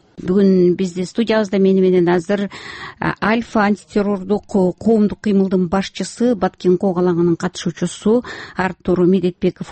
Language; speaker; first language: Kyrgyz; native; Kyrgyz